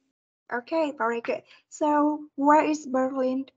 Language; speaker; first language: English; non-native, fluent; Vietnamese